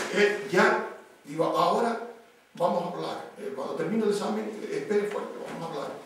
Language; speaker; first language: Spanish; native; Spanish